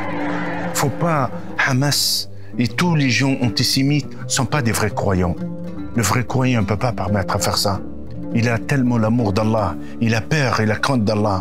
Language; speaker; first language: French; non-native, local second language; Arabic